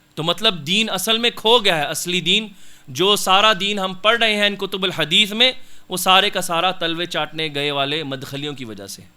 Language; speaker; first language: Urdu; non-native, local second language; Punjabi